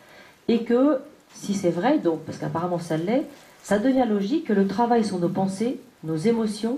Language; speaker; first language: French; native; French